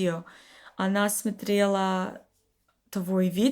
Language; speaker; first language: Russian; non-native, learner; English